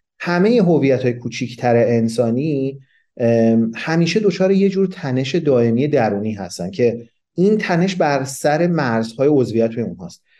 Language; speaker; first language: Persian; non-native, local second language; Kurdish